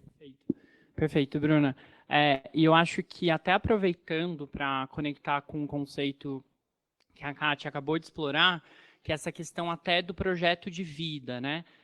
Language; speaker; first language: Portuguese; native; Portuguese